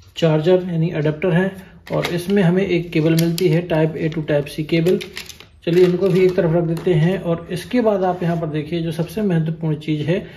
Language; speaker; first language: Hindi; native; Hindi